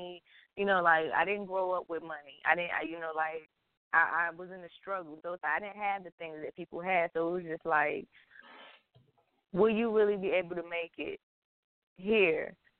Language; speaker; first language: English; native; English